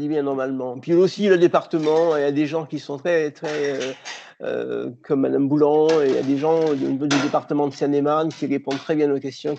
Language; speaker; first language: French; native; French